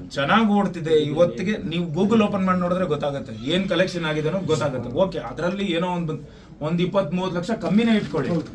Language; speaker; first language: Kannada; native; Kannada